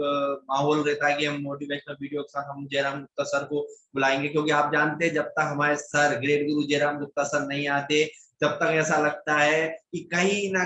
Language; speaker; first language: Hindi; native; Hindi